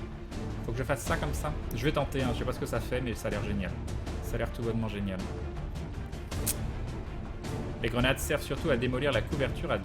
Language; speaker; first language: French; native; French